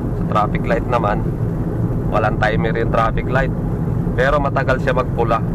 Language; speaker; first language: Filipino; native; Filipino